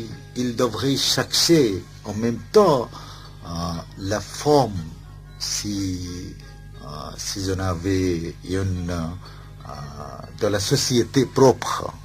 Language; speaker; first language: French; non-native, fluent; Bangla